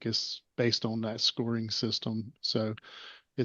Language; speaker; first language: English; native; English